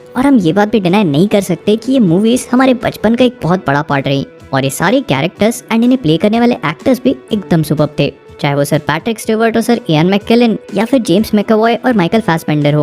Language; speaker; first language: Hindi; native; Hindi